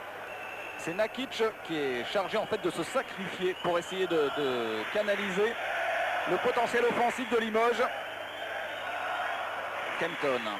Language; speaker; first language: French; native; French